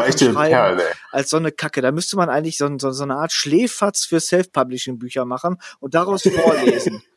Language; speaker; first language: German; native; German